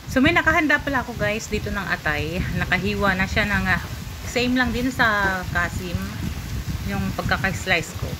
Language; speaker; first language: Filipino; non-native, local second language; Bikol